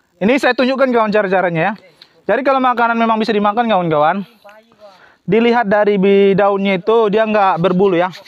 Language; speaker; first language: Indonesian; native; Indonesian